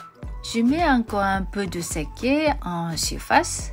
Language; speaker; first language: French; non-native, fluent; Japanese